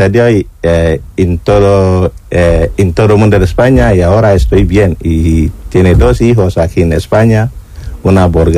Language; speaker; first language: Spanish; non-native, learner; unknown